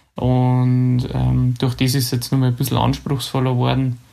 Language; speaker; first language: German; native; German